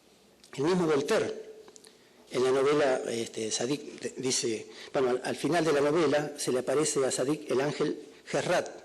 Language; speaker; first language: Spanish; native; Spanish